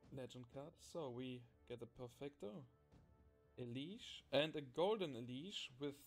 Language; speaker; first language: English; non-native, fluent; German